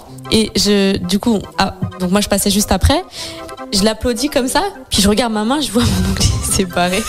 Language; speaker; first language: French; native; French